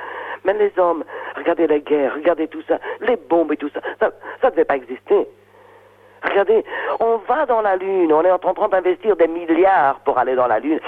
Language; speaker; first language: French; non-native, fluent; Portuguese